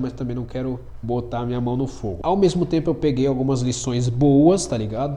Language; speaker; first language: Portuguese; native; Portuguese